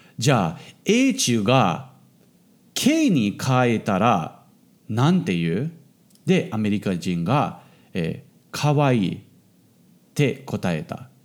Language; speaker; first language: Japanese; non-native, fluent; English